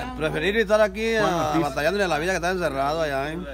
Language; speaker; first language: Spanish; native; Spanish